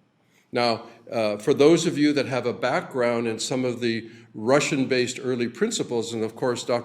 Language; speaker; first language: English; native; English